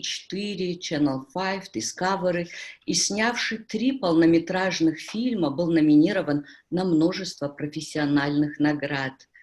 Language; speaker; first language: Russian; native; Russian